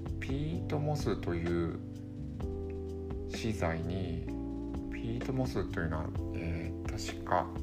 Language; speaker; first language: Japanese; native; Japanese